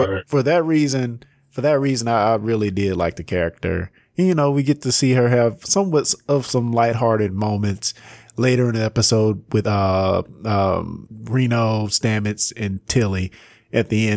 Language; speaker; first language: English; native; English